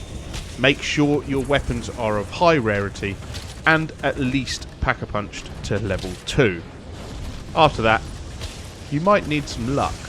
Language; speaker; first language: English; native; English